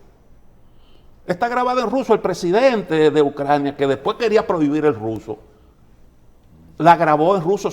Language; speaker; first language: Spanish; native; Spanish